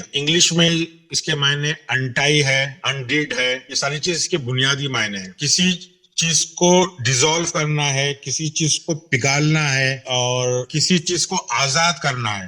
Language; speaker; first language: Urdu; non-native, local second language; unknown